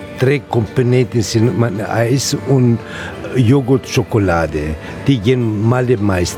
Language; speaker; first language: German; non-native, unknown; Italian